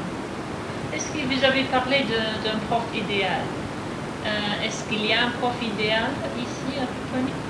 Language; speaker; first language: French; non-native, fluent; English